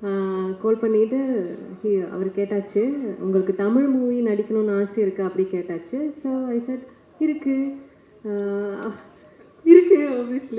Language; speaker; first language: Tamil; non-native, learner; Malayalam